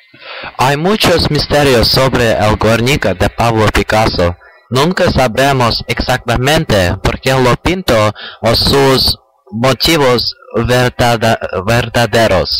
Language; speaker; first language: Spanish; non-native, learner; English